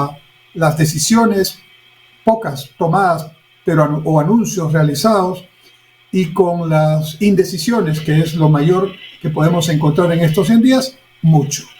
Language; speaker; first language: Spanish; native; Spanish